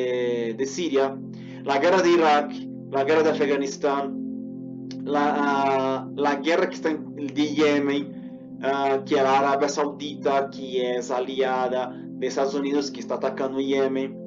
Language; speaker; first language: Portuguese; non-native, fluent; Spanish